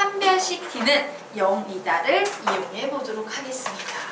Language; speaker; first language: Korean; native; Korean